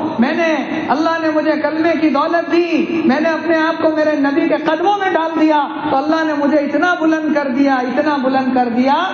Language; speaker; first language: Urdu; non-native, local second language; Gujarati